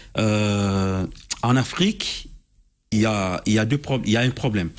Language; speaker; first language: French; non-native, local second language; Lingala